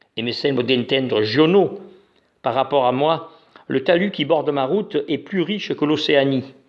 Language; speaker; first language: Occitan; native; Occitan